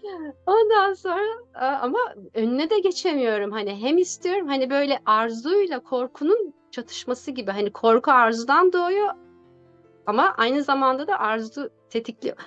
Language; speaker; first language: Turkish; native; Turkish